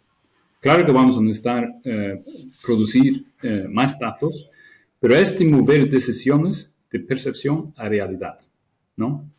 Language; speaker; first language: Spanish; non-native, fluent; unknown